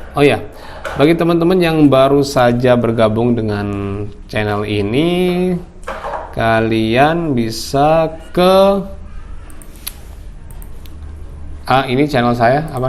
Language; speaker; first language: Indonesian; non-native, local second language; Javanese